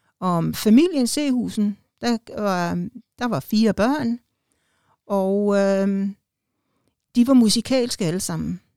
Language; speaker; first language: Danish; native; Danish